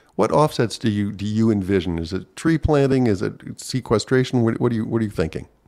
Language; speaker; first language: English; native; English